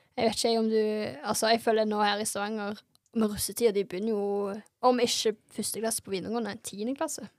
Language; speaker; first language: Norwegian; native; Norwegian